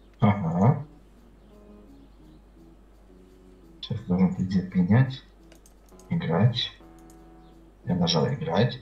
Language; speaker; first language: Russian; native; Russian